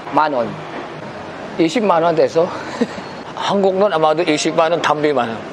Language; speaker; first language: Korean; non-native, learner; Filipino